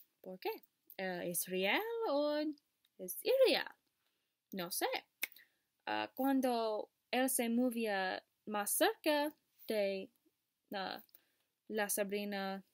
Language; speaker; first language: Spanish; non-native, learner; English